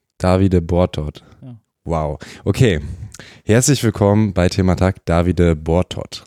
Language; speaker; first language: German; native; German